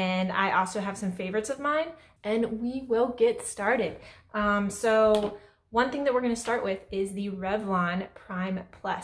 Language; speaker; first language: English; native; English